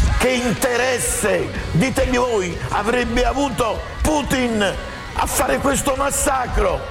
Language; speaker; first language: Italian; native; Italian